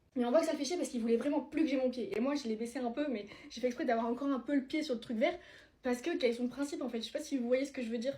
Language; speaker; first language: French; early bilingual, other home language; Spanish